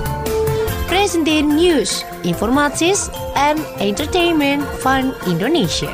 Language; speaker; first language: Dutch; non-native, fluent; Indonesian